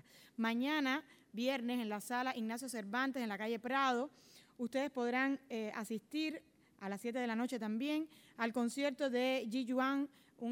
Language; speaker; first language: Spanish; native; Spanish